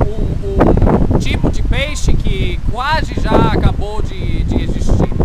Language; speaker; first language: Portuguese; non-native, learner; Greek